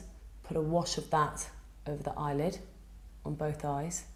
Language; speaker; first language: English; native; English